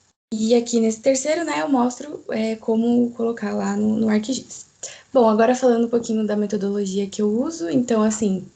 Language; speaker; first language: Portuguese; native; Portuguese